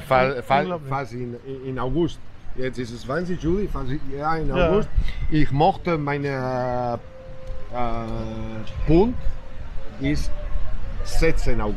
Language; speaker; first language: German; non-native, learner; Spanish